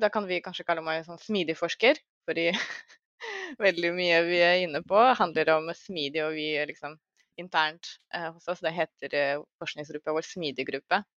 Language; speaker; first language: Norwegian; non-native, fluent; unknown